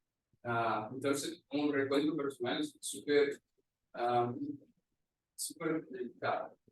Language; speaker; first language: Spanish; non-native, fluent; Portuguese